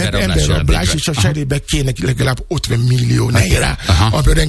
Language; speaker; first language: Hungarian; non-native, learner; Yoruba